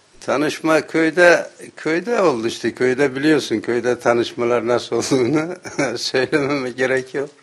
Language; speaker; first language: Turkish; native; Turkish